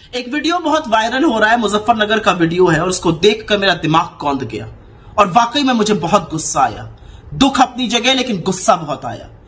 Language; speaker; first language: Hindi; native; Hindi